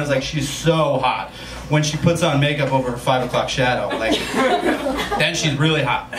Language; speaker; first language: English; native; English